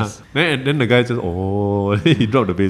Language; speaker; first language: English; native; English